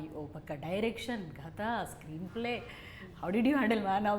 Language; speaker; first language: Telugu; native; Telugu